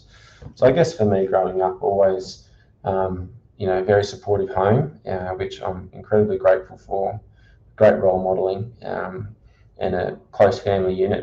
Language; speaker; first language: English; native; English